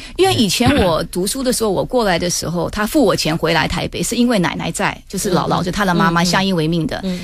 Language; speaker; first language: Chinese; early bilingual, heritage; English